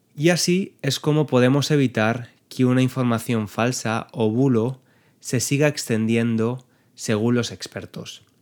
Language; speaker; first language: Spanish; native; Spanish